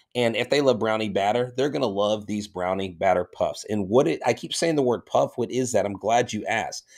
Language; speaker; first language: English; native; English